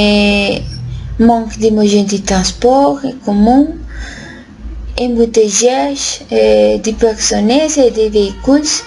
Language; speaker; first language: French; non-native, learner; Spanish